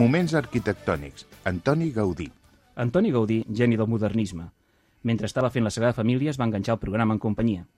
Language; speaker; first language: Catalan; native; Catalan